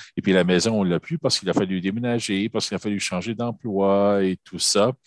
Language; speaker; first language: French; native; French